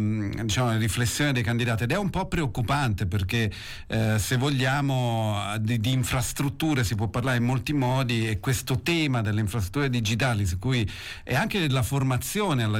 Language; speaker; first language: Italian; native; Italian